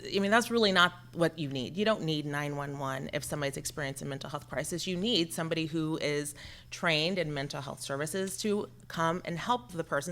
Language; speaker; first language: English; native; English